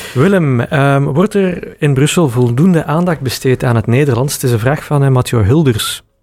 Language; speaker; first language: Dutch; native; Dutch